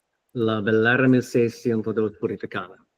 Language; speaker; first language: Spanish; non-native, fluent; English